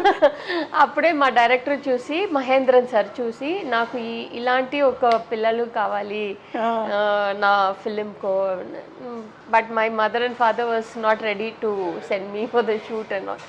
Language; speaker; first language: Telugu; non-native, learner; Malayalam